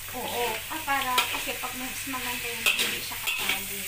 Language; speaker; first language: Filipino; non-native, local second language; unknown